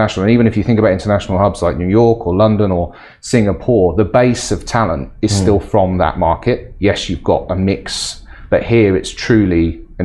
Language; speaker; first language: English; native; English